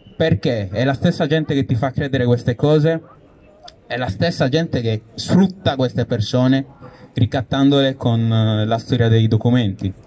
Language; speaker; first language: Italian; native; Italian